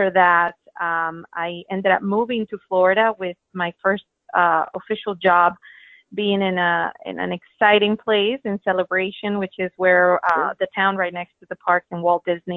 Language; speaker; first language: English; non-native, fluent; Spanish